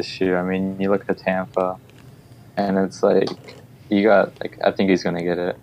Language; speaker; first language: English; native; English